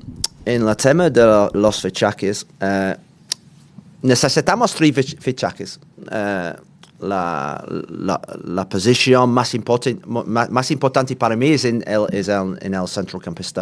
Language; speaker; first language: Spanish; non-native, learner; English